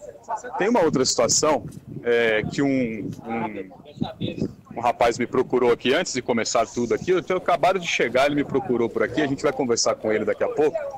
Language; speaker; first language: Portuguese; native; Portuguese